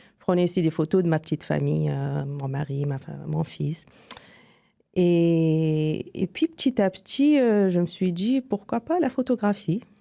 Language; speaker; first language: French; non-native, local second language; Arabic